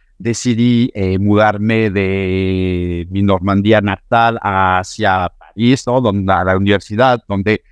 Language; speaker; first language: Spanish; non-native, fluent; French